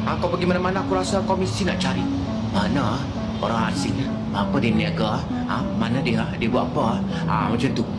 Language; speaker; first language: Malay; native; Malay